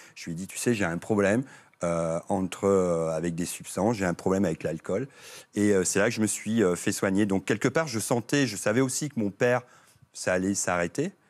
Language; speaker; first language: French; native; French